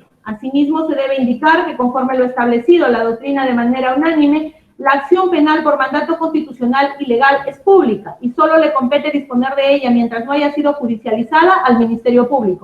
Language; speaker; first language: Spanish; native; Spanish